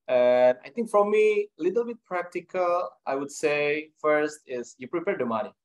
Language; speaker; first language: English; non-native, fluent; Indonesian